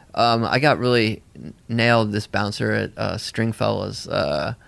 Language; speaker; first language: English; native; English